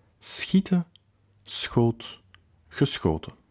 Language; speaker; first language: Dutch; native; Dutch